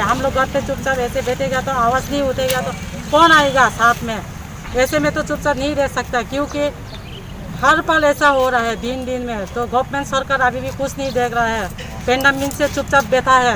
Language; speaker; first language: Hindi; non-native, local second language; Kok Borok